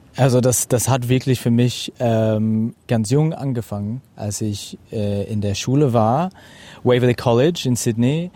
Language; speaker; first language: German; non-native, fluent; English